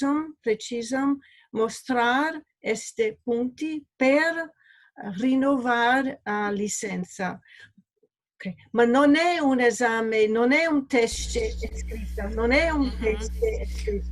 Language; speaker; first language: Italian; non-native, learner; English